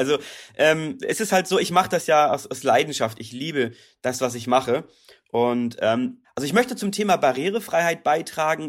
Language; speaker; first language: German; native; German